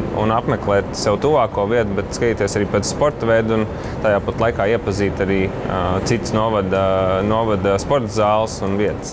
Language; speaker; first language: Latvian; native; Latvian